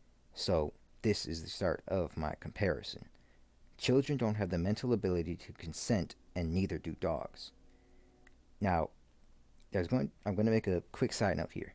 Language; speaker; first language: English; native; English